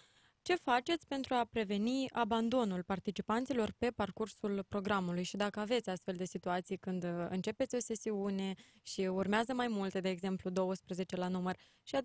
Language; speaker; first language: Romanian; native; Romanian